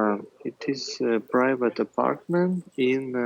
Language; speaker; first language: English; non-native, learner; Russian